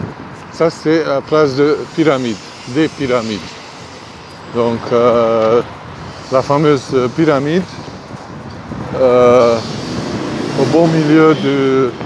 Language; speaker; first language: French; non-native, fluent; Hungarian